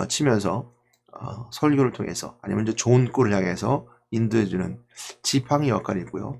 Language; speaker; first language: Korean; native; Korean